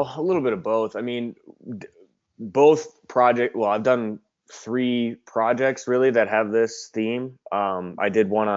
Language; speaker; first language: English; native; English